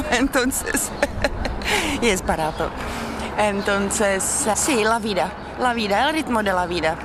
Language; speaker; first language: Spanish; non-native, learner; Czech